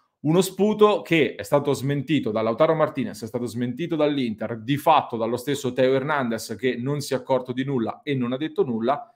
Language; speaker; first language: Italian; native; Italian